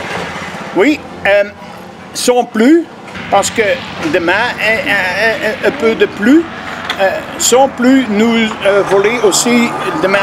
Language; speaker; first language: French; non-native, local second language; Dutch